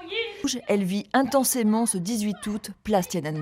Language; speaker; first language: French; native; French